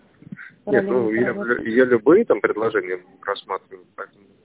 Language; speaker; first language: Russian; native; Russian